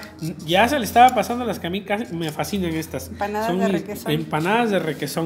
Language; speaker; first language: Spanish; native; Spanish